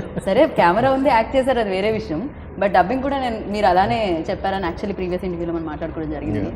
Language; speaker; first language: Telugu; native; Telugu